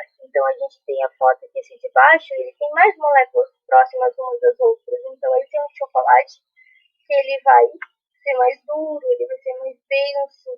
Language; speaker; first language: Portuguese; native; Portuguese